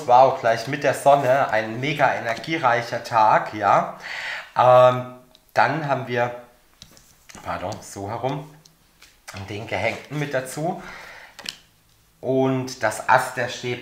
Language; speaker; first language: German; native; German